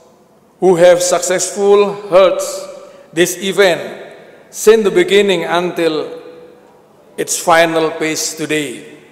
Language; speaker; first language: English; non-native, learner; Indonesian